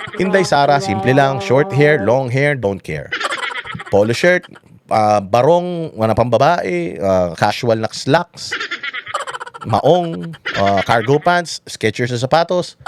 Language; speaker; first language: Filipino; non-native, local second language; Iloko